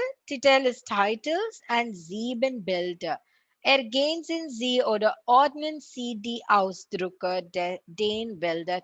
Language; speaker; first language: German; non-native, learner; Tamil